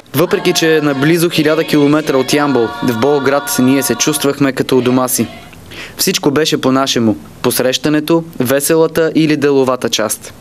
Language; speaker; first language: Bulgarian; native; Bulgarian